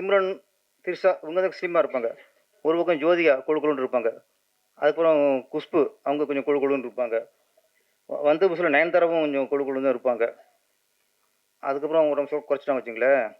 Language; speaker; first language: Tamil; native; Tamil